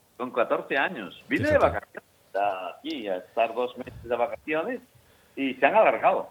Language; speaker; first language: Spanish; native; Spanish